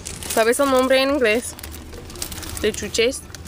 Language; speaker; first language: Spanish; non-native, learner; English